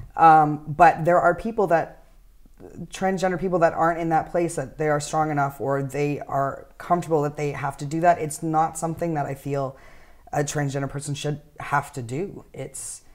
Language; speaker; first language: English; native; English